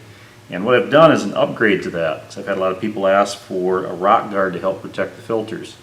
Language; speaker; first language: English; native; English